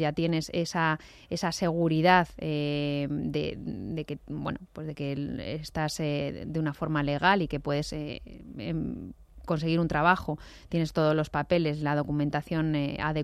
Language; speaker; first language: Spanish; native; Spanish